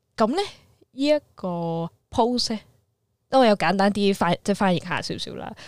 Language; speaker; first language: Cantonese; early bilingual, heritage; Cantonese